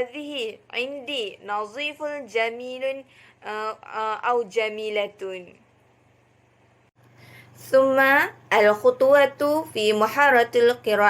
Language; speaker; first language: Arabic; non-native, learner; Malay